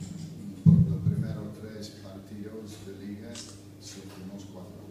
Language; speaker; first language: Spanish; non-native, fluent; English